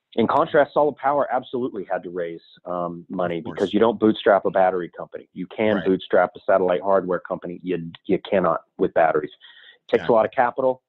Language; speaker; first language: English; native; English